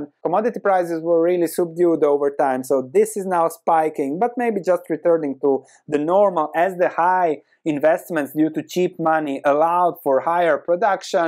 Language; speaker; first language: English; non-native, fluent; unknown